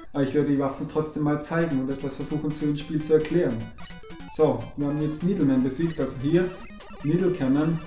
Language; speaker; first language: German; native; German